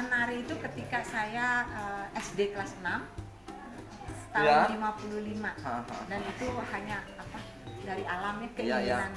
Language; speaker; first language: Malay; non-native, local second language; Sundanese